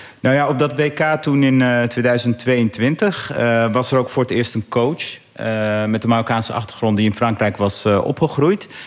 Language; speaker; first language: Dutch; early bilingual, other home language; Arabic